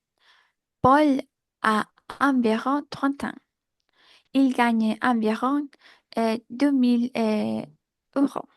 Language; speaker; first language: French; non-native, learner; Spanish